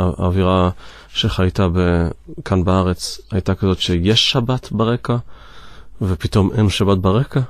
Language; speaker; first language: Hebrew; native; Hebrew